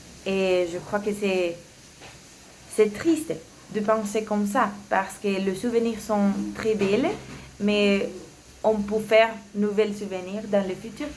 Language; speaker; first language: French; non-native, learner; Spanish